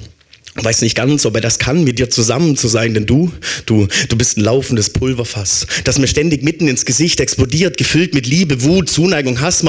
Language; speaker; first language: German; native; German